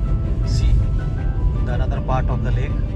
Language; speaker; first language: English; non-native, local second language; Hindi